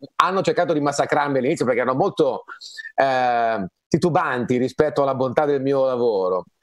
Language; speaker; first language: Italian; native; Italian